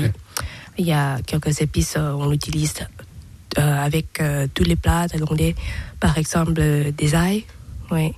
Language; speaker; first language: French; non-native, learner; Thai